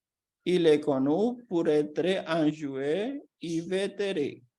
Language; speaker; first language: French; non-native, fluent; Portuguese